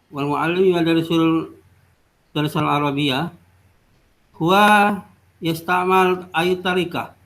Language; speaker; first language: Arabic; non-native, fluent; Indonesian